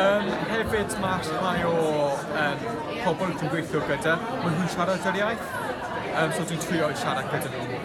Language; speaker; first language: Welsh; non-native, fluent; English